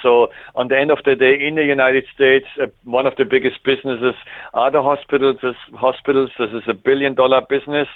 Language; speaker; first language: English; non-native, fluent; German